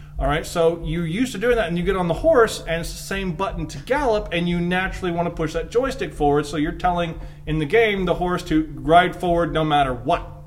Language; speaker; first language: English; native; English